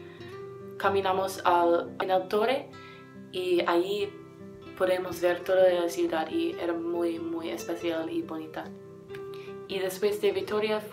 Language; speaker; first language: Spanish; non-native, learner; English